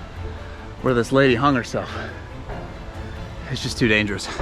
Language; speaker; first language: English; native; English